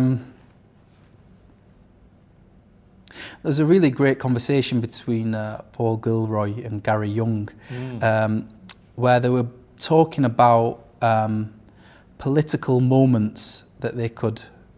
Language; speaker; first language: English; native; English